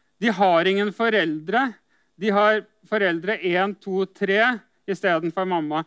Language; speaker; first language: Norwegian; native; Norwegian